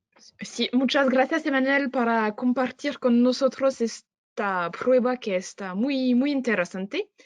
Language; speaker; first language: Spanish; non-native, fluent; French